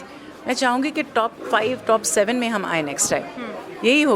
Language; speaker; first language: Hindi; native; Hindi